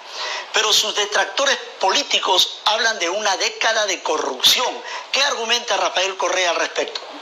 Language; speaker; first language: Spanish; native; Spanish